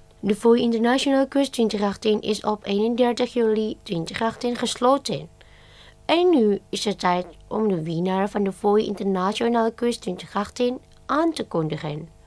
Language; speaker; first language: Dutch; non-native, fluent; Indonesian